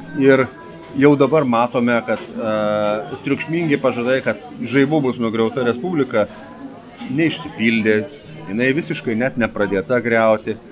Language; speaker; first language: Lithuanian; native; Lithuanian